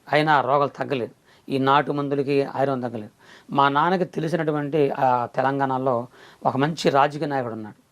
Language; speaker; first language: Telugu; non-native, local second language; Koya